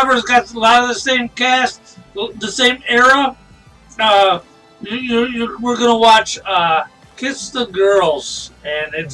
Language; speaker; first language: English; native; English